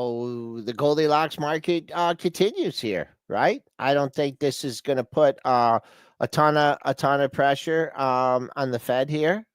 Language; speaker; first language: English; native; English